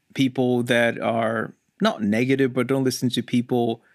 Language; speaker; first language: English; non-native, local second language; Hindi